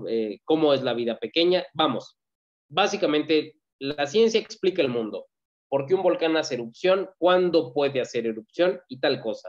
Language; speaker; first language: Spanish; native; Spanish